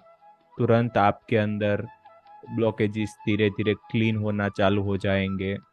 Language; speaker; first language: Hindi; native; Hindi